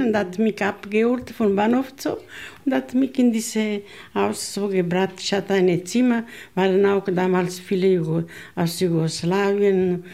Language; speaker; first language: German; non-native, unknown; Italian